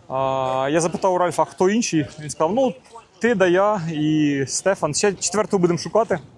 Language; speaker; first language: Ukrainian; native; Ukrainian